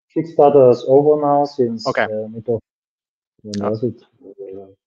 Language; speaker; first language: English; non-native, fluent; German